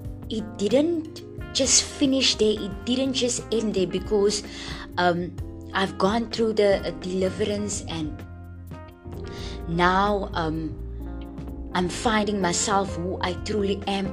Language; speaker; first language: English; non-native, local second language; Afrikaans